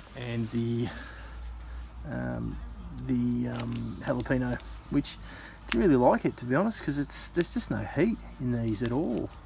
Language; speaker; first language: English; native; English